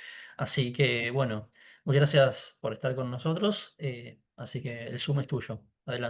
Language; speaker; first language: Spanish; native; Spanish